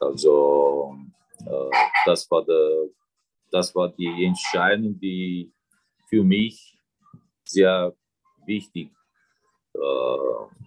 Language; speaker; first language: German; non-native, fluent; Romanian